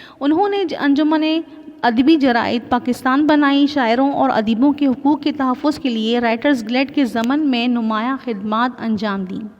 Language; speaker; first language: Urdu; non-native, local second language; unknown